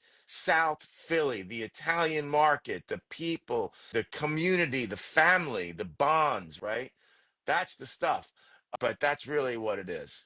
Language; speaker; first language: English; native; English